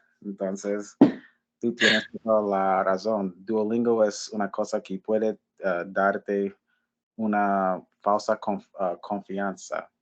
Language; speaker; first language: Spanish; non-native, learner; English